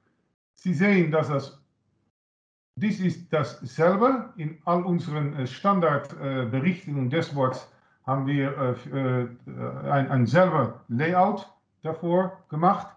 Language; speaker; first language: German; non-native, learner; Dutch